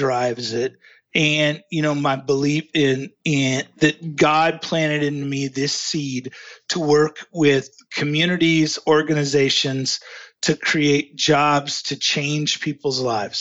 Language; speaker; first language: English; native; English